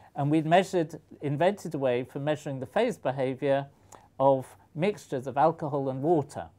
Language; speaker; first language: English; native; English